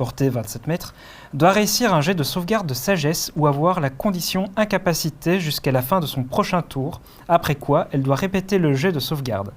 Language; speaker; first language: French; native; French